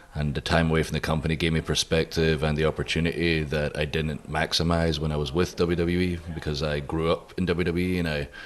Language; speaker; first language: English; native; English